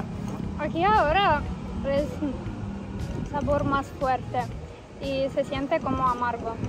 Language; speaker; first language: Spanish; non-native, learner; Ukrainian